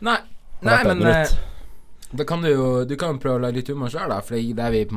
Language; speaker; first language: Norwegian; native; Norwegian